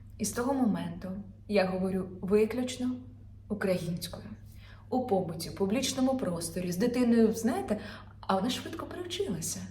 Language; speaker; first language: Ukrainian; non-native, local second language; Russian